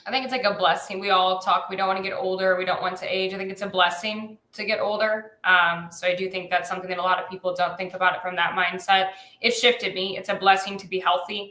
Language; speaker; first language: English; native; English